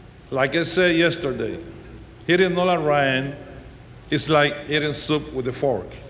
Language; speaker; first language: English; non-native, fluent; Spanish